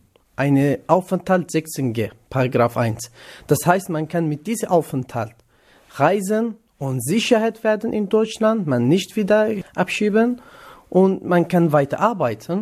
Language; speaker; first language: German; non-native, learner; Kurdish